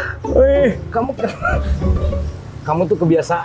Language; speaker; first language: Indonesian; native; Indonesian